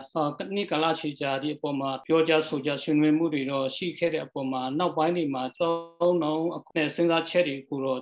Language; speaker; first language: Burmese; non-native, local second language; Western Kayah